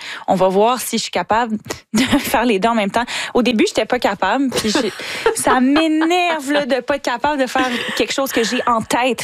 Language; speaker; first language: French; native; French